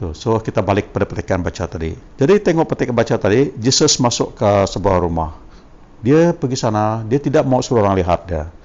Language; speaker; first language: Malay; non-native, local second language; Iban